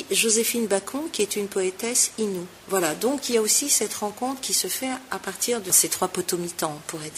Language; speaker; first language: French; native; French